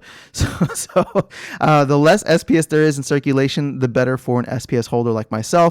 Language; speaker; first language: English; native; English